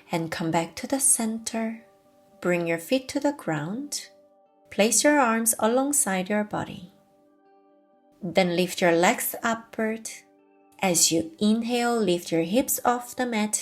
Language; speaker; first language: English; non-native, fluent; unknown